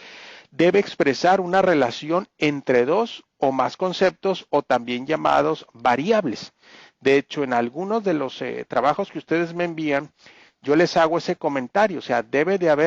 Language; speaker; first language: Spanish; native; Spanish